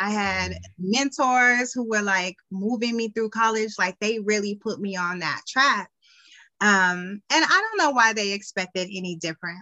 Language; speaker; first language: English; native; English